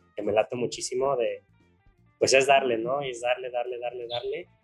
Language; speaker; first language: Spanish; native; Spanish